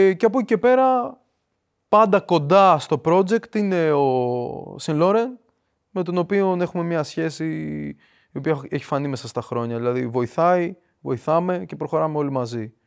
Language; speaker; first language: Greek; early bilingual, other home language; Russian